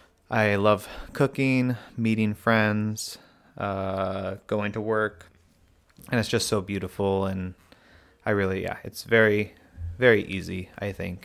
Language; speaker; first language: English; native; English